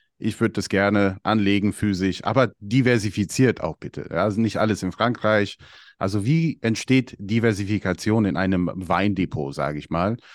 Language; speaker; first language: German; native; German